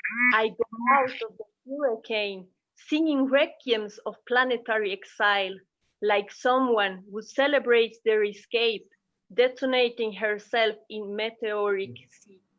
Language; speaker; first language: English; non-native, local second language; Spanish